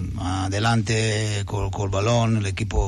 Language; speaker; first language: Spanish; non-native, learner; Italian